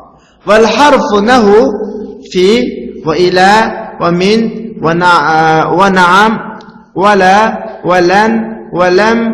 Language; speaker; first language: Arabic; non-native, fluent; Uzbek